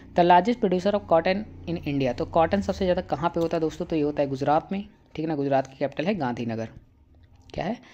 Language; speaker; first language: Hindi; native; Hindi